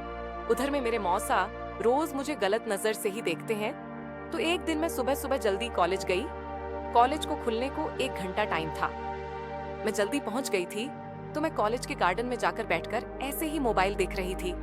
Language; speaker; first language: Hindi; native; Hindi